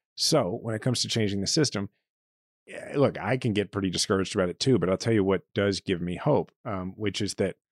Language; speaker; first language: English; native; English